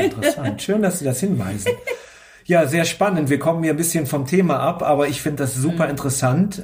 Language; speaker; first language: German; native; German